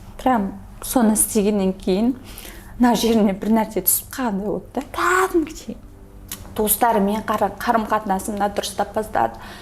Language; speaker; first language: Kazakh; early bilingual, heritage; Kazakh